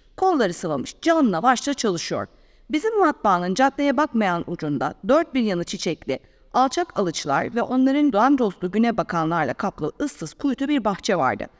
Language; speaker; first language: Turkish; native; Turkish